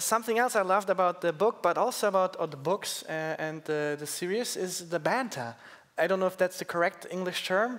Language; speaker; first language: English; non-native, fluent; German